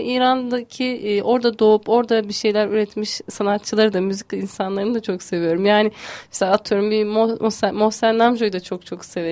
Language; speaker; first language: Turkish; native; Turkish